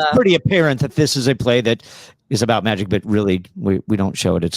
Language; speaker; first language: English; native; English